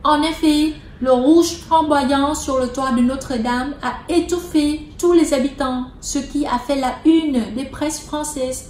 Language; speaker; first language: French; non-native, fluent; Vietnamese